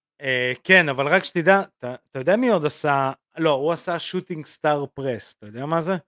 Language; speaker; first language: Hebrew; early bilingual, other home language; Russian